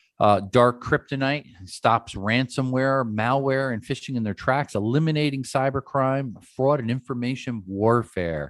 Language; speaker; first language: English; native; English